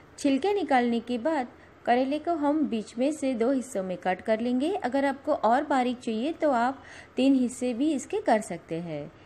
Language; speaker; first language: Hindi; non-native, local second language; Gujarati